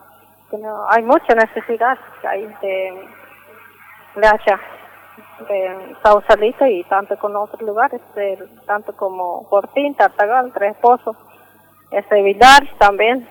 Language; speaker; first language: Spanish; non-native, local second language; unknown